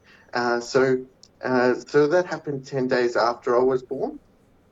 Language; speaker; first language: English; native; English